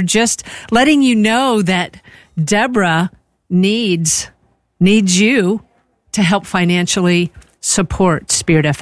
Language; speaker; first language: English; native; English